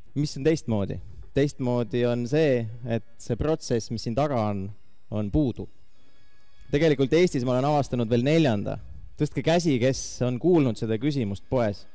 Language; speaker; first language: Estonian; native; Estonian